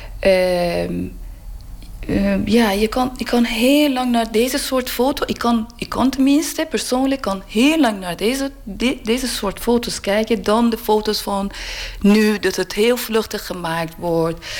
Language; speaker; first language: Dutch; non-native, learner; Persian